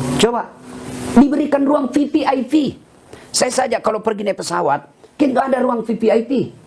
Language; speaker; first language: Indonesian; non-native, local second language; Buginese